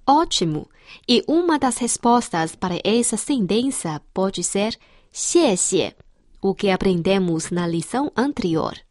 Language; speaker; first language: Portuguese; non-native, fluent; Chinese